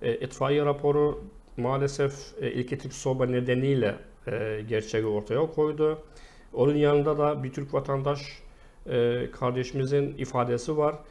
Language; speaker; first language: Turkish; non-native, fluent; Arabic